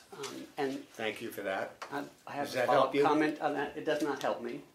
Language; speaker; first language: English; native; English